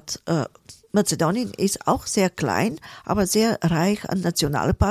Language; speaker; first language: German; non-native, fluent; Bulgarian